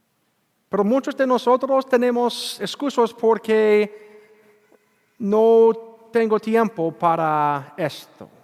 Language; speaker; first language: Spanish; non-native, learner; English